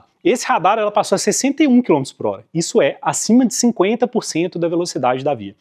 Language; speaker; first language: Portuguese; native; Portuguese